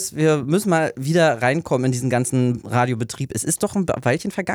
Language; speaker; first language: German; native; German